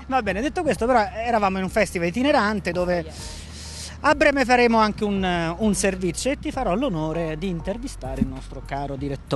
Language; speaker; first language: Italian; native; Italian